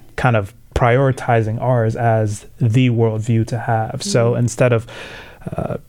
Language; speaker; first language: English; early bilingual, other home language; Swahili